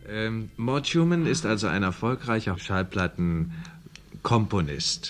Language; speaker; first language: German; native; German